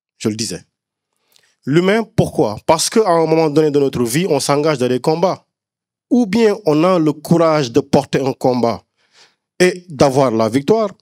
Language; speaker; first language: French; non-native, local second language; Wolof